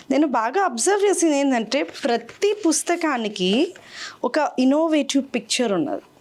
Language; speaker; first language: Telugu; native; Telugu